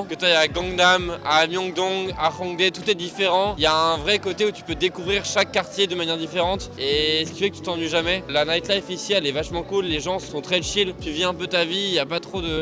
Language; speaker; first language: French; native; French